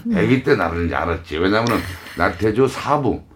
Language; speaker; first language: Korean; native; Korean